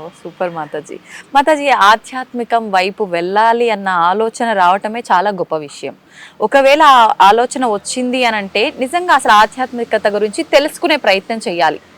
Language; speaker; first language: Telugu; native; Telugu